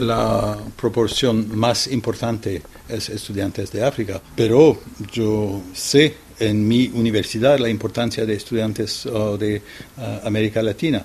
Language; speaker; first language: Spanish; non-native, fluent; French